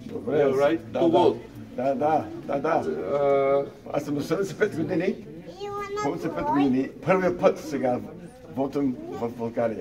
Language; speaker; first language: Bulgarian; early bilingual, heritage; Bulgarian